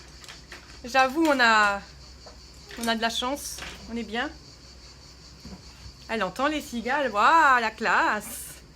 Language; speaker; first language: French; native; French